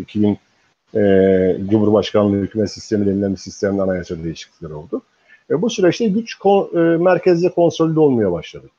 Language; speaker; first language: Turkish; native; Turkish